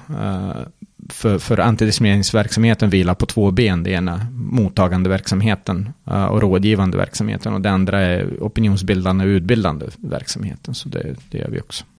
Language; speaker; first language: Swedish; early bilingual, other home language; Serbian